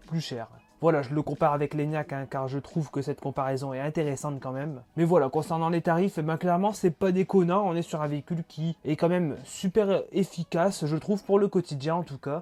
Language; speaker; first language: French; native; French